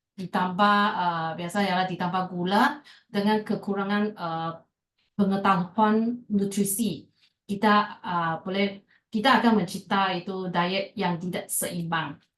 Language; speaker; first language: Malay; non-native, local second language; Chinese